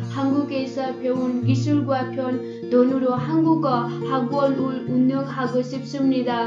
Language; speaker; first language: Korean; non-native, learner; Nepali